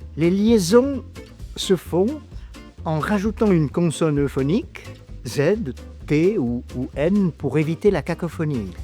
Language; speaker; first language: French; native; French